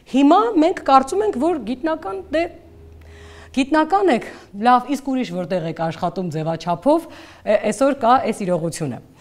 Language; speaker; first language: Armenian; native; Armenian